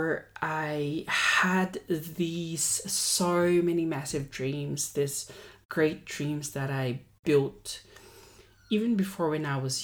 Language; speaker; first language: English; non-native, local second language; Pampanga